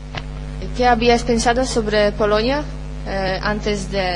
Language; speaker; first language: Spanish; non-native, learner; Polish